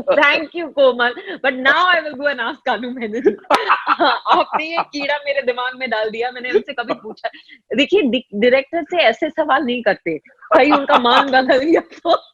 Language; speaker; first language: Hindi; non-native, local second language; Tamil